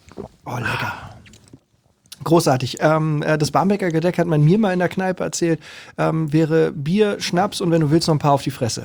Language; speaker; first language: German; native; German